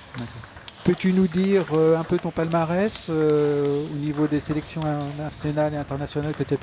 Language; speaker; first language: French; native; French